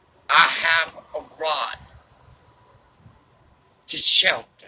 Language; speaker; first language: English; early bilingual, other home language; Spanish